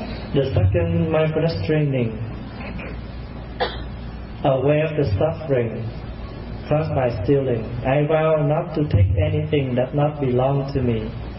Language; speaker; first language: English; non-native, fluent; Vietnamese